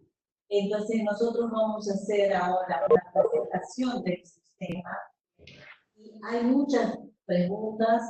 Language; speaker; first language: Spanish; non-native, fluent; Portuguese